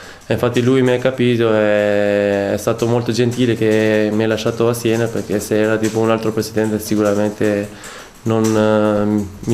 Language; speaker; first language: Italian; non-native, fluent; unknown